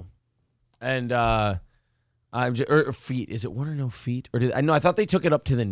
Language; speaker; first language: English; native; English